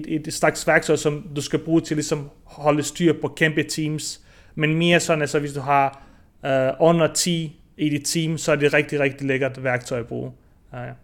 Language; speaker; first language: Danish; early bilingual, other home language; Bosnian